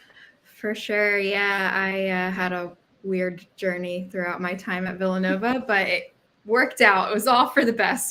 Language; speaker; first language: English; native; English